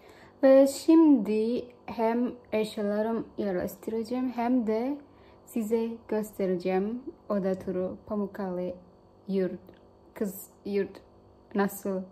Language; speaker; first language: Turkish; non-native, learner; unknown